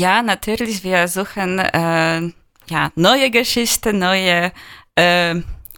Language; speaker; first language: German; non-native, fluent; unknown